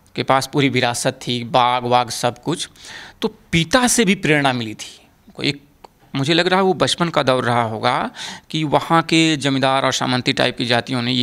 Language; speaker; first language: Hindi; native; Hindi